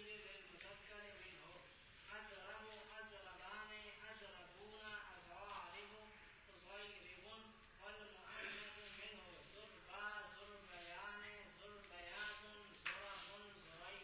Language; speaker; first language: Arabic; non-native, learner; Punjabi